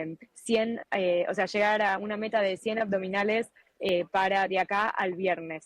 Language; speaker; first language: Spanish; native; Spanish